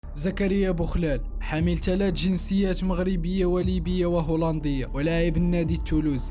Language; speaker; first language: Arabic; native; Arabic